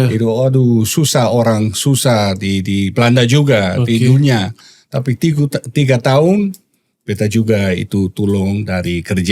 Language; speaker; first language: Indonesian; non-native, learner; Dutch